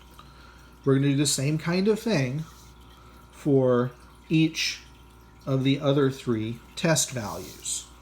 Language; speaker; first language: English; native; English